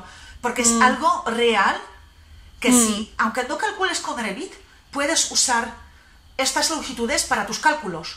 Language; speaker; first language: Spanish; non-native, fluent; Polish